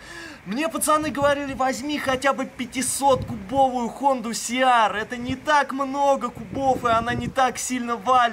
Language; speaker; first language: Russian; native; Russian